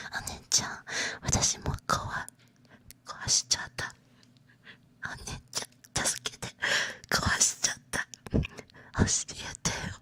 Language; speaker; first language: Japanese; non-native, learner; Chinese